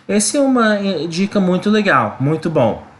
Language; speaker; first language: Portuguese; non-native, learner; English